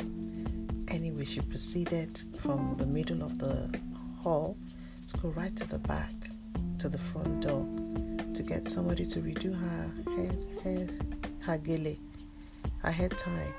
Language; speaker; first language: English; non-native, local second language; Yoruba